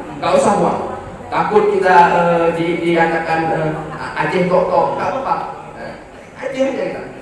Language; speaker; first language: Indonesian; non-native, local second language; Achinese